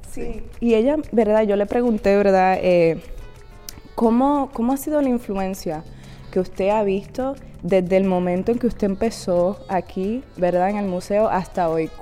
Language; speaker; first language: Spanish; native; Spanish